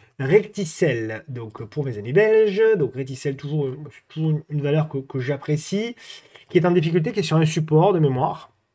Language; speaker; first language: French; native; French